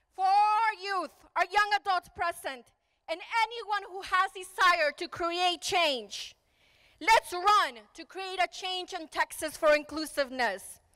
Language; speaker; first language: English; early bilingual, other home language; Spanish